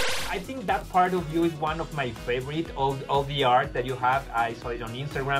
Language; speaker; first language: English; non-native, learner; Spanish